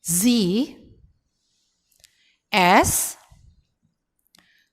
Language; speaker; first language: German; non-native, fluent; Indonesian